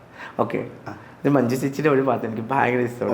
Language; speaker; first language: Malayalam; non-native, learner; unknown